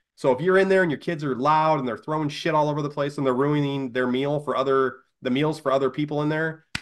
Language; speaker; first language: English; native; English